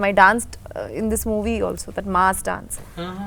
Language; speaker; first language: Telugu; non-native, learner; Bangla